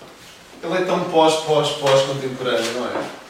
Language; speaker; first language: Portuguese; native; Portuguese